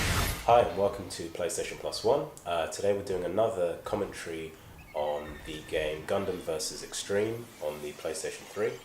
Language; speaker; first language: English; native; English